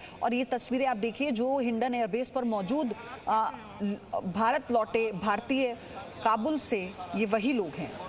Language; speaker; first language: Hindi; native; Hindi